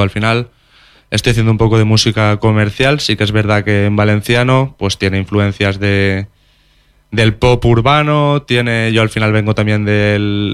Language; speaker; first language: Spanish; non-native, local second language; Catalan